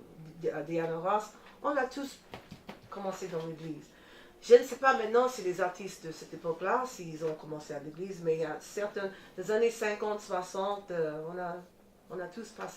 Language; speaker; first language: French; non-native, fluent; English